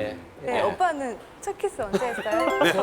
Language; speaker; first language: Korean; non-native, learner; Polish